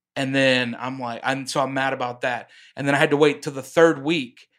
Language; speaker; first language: English; native; English